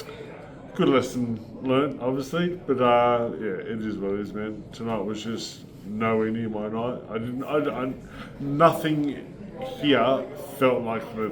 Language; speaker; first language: English; native; English